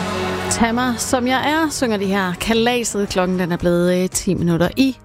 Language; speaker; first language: Danish; native; Danish